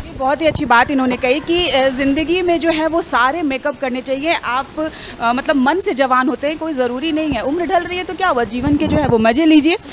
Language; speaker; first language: Hindi; native; Hindi